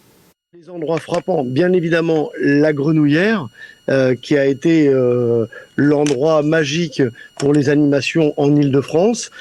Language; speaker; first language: French; native; French